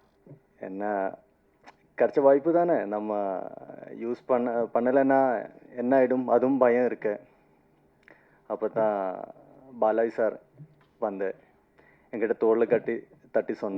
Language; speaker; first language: Tamil; non-native, fluent; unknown